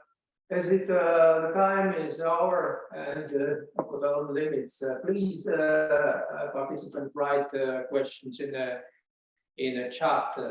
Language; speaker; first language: English; non-native, learner; Latvian